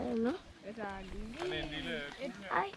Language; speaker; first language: Danish; early bilingual, other home language; Bangla